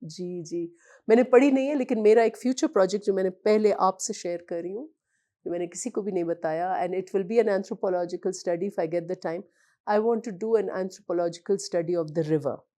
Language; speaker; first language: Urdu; non-native, local second language; Sindhi